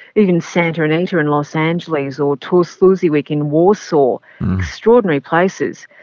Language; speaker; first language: English; native; English